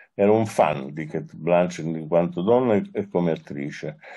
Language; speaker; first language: Italian; native; Italian